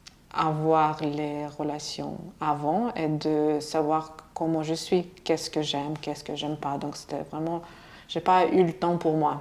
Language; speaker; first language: French; non-native, fluent; Russian